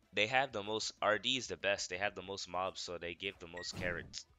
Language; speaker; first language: English; native; English